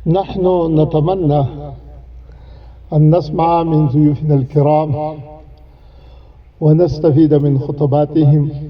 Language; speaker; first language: Arabic; non-native, fluent; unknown